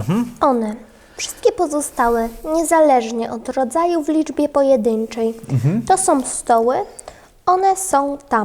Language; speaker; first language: Polish; non-native, fluent; Ukrainian